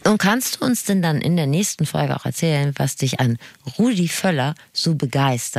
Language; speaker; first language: German; native; German